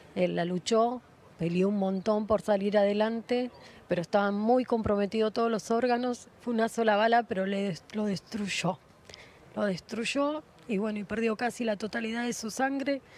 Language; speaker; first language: Spanish; native; Spanish